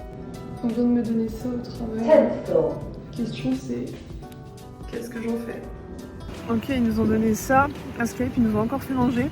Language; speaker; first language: French; native; French